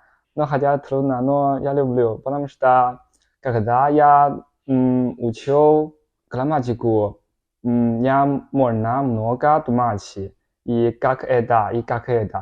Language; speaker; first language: Russian; non-native, learner; Chinese